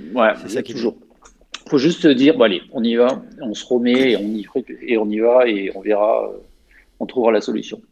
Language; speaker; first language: French; native; French